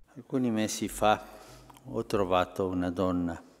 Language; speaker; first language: Italian; non-native, fluent; Spanish